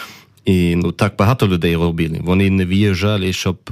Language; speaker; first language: Ukrainian; non-native, learner; German